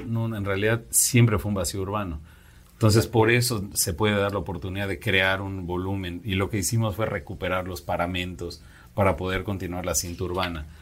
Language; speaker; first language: Spanish; native; Spanish